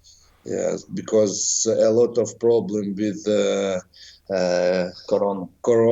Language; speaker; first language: English; non-native, learner; Ukrainian